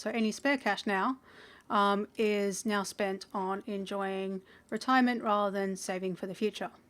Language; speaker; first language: English; native; English